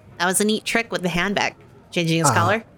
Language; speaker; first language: English; native; English